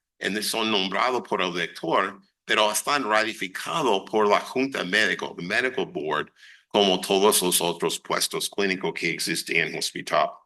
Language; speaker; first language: Spanish; non-native, fluent; English